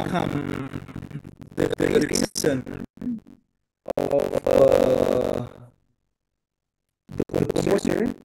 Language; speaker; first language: English; non-native, learner; Indonesian